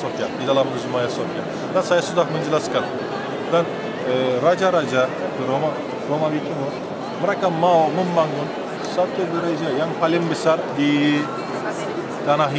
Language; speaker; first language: Indonesian; non-native, fluent; Turkish